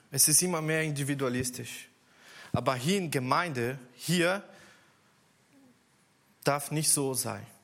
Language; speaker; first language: German; non-native, learner; Portuguese